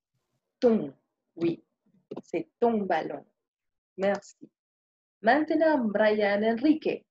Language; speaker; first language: French; non-native, fluent; Spanish